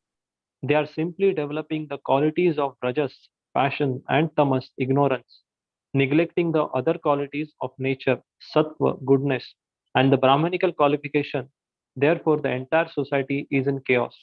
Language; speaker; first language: English; non-native, local second language; Hindi